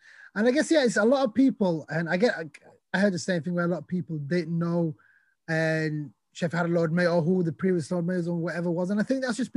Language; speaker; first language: English; native; English